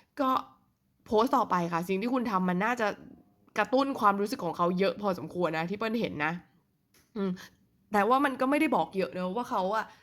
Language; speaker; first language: Thai; native; Thai